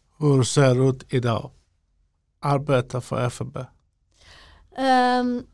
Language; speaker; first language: Swedish; non-native, local second language; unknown